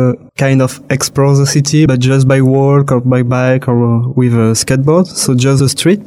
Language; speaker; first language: English; non-native, fluent; French